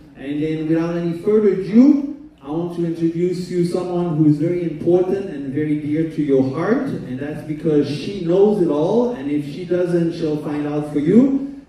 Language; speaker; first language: English; native; English